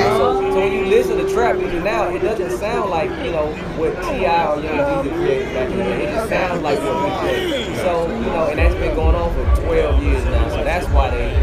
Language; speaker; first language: English; native; English